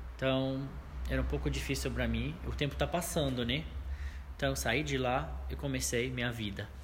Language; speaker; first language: Portuguese; non-native, fluent; Arabic